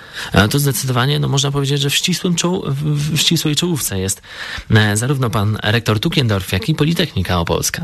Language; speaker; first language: Polish; native; Polish